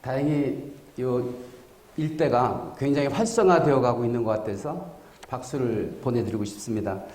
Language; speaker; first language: Korean; native; Korean